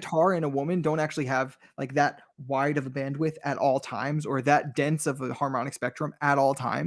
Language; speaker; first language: English; native; English